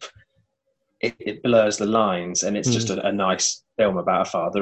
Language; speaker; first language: English; native; English